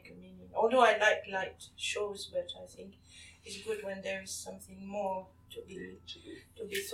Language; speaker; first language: English; non-native, fluent; French